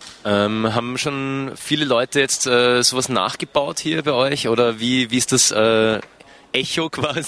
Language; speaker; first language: German; native; German